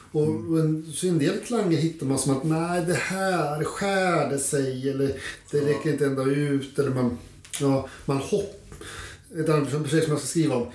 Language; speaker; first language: Swedish; native; Swedish